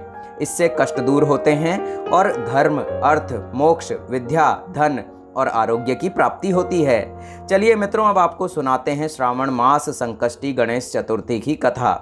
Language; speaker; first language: Hindi; native; Hindi